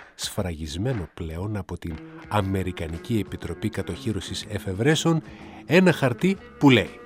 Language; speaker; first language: Greek; native; Greek